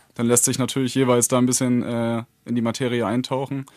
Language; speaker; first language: German; native; German